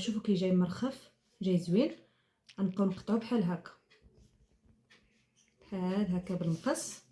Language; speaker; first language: Arabic; native; Arabic